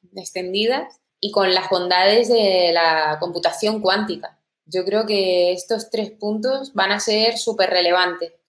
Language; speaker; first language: Spanish; native; Spanish